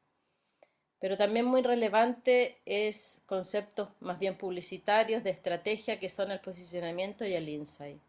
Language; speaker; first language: Spanish; native; Spanish